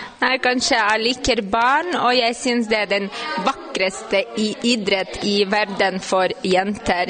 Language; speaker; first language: Norwegian; non-native, fluent; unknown